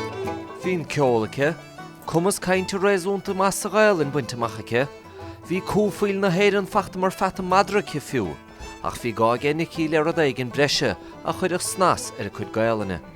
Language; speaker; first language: Irish; native; Irish